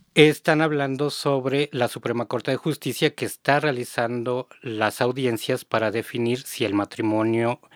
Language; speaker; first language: Spanish; native; Spanish